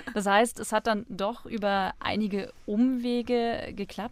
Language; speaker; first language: German; native; German